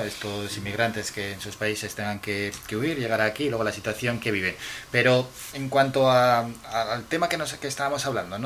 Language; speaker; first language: Spanish; native; Spanish